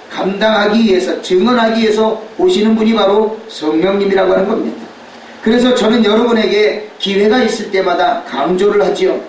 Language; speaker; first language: Korean; native; Korean